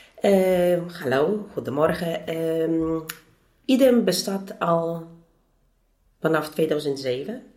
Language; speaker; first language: Dutch; non-native, fluent; Polish